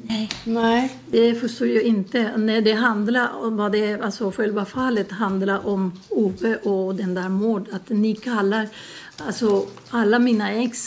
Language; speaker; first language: Swedish; non-native, fluent; Spanish